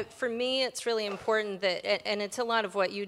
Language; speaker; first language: English; native; English